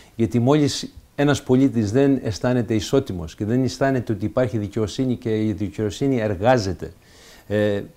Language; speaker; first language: Greek; early bilingual, heritage; Greek